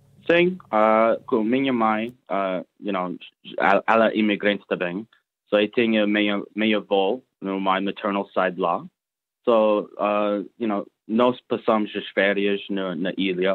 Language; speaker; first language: Portuguese; early bilingual, heritage; Portuguese